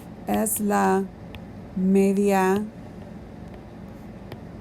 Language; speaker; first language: Spanish; non-native, fluent; English